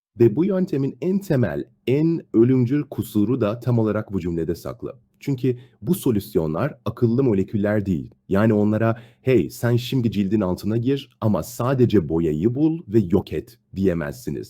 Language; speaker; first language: Turkish; native; Turkish